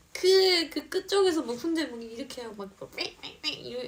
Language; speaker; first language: Korean; non-native, fluent; Vietnamese